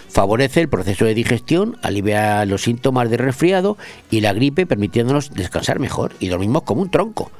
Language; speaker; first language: Spanish; native; Spanish